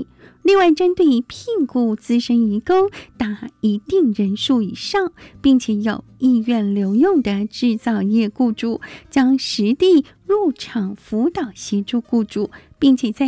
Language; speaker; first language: Chinese; native; Chinese